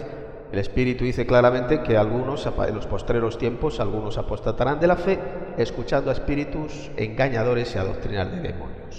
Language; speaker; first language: Spanish; native; Spanish